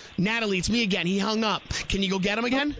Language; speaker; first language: English; native; English